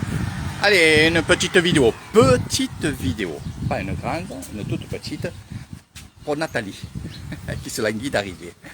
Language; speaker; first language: French; native; French